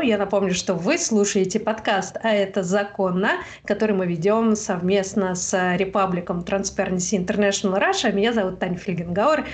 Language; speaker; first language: Russian; native; Russian